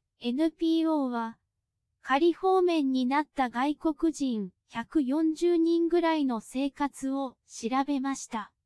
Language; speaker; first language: Japanese; non-native, fluent; Cantonese